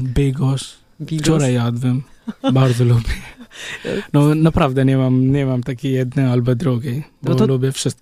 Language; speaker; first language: Polish; non-native, learner; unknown